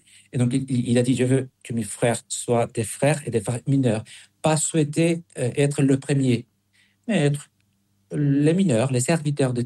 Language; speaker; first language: French; non-native, fluent; Spanish